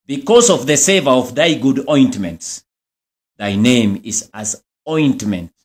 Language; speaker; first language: English; non-native, local second language; Swahili